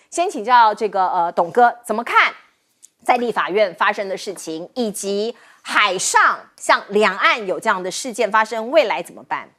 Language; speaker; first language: Chinese; native; Chinese